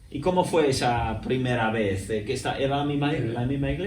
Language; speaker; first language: Spanish; non-native, fluent; English